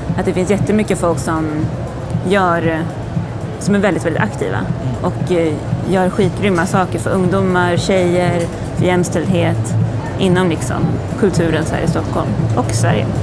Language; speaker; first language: Swedish; native; Swedish